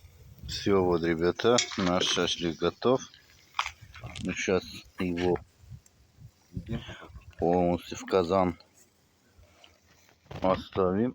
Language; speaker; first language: Russian; non-native, learner; Tajik